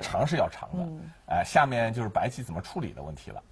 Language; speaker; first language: Chinese; native; Chinese